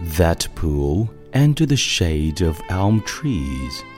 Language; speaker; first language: English; non-native, fluent; Chinese